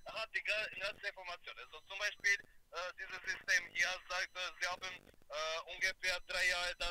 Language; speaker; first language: German; non-native, learner; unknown